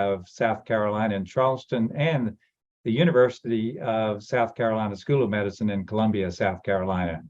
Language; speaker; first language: English; native; English